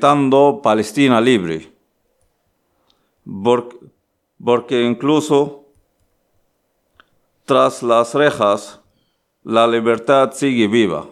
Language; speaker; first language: Spanish; non-native, learner; Arabic